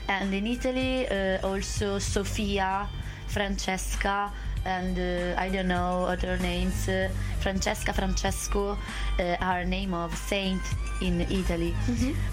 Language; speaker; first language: English; non-native, learner; Italian